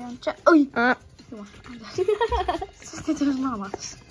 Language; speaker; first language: Finnish; native; Finnish